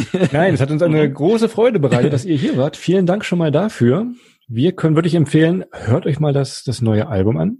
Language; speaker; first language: German; native; German